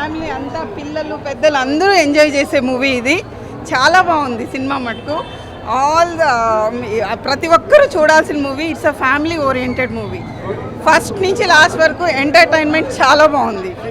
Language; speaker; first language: Telugu; native; Telugu